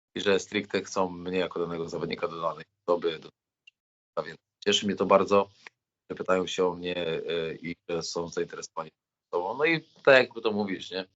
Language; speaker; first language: Polish; native; Polish